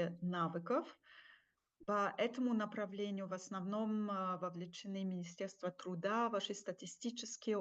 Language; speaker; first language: Russian; non-native, fluent; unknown